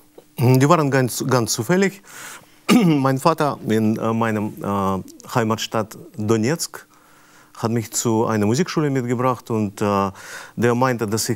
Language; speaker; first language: German; non-native, fluent; Russian